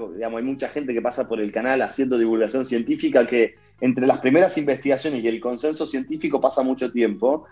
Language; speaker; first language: Spanish; native; Spanish